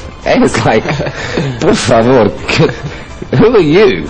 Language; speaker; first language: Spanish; non-native, learner; English